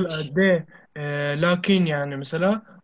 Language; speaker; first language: Turkish; non-native, learner; Arabic